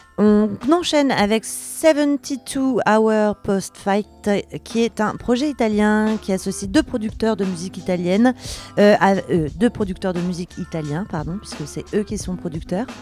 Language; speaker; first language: French; native; French